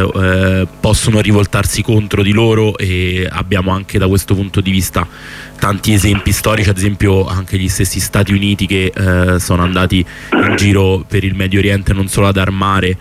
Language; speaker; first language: Italian; native; Italian